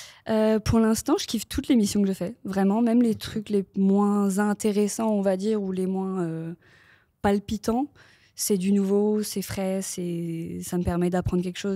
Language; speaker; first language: French; native; French